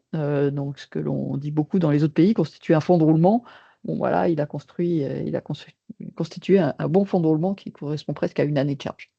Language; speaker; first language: French; native; French